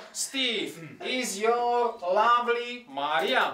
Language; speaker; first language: English; non-native, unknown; Slovak